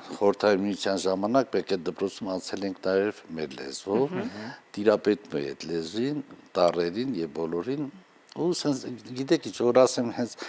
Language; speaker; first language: Armenian; non-native, local second language; Kurdish